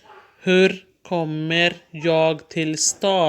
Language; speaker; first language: Swedish; non-native, learner; Urdu